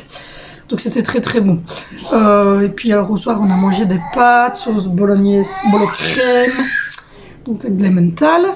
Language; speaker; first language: French; native; French